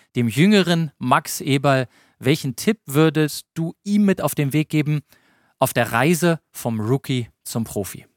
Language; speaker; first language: German; native; German